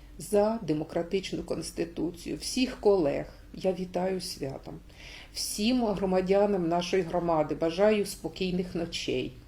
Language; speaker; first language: Ukrainian; native; Ukrainian